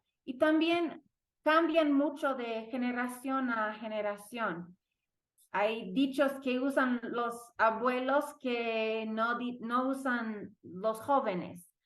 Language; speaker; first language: Spanish; non-native, fluent; English